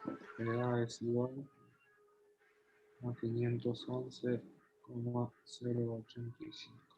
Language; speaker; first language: Spanish; native; Spanish